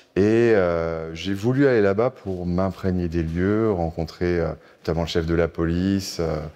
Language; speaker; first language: French; native; French